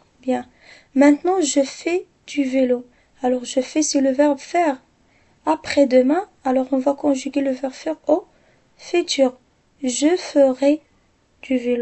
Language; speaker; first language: French; non-native, local second language; Arabic